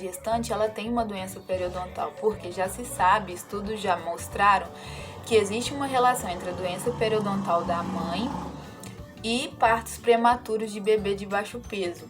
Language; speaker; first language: Portuguese; native; Portuguese